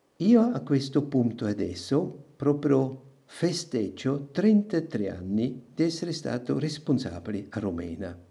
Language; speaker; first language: Italian; non-native, local second language; German